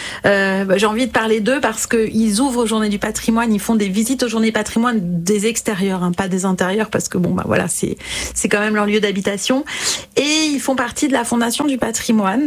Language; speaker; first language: French; native; French